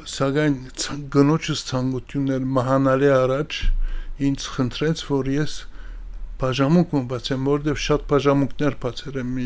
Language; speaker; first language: Armenian; early bilingual, heritage; Armenian